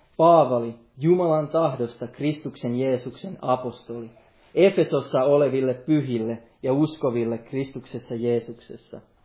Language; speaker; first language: Finnish; non-native, local second language; Swedish